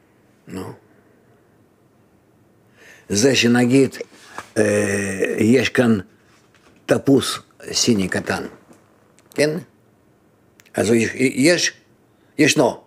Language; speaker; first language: Hebrew; non-native, fluent; Russian